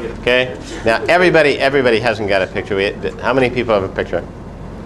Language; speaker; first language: English; native; English